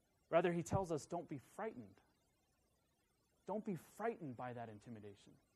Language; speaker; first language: English; native; English